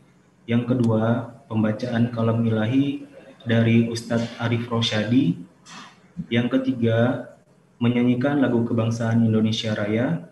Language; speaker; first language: Indonesian; native; Indonesian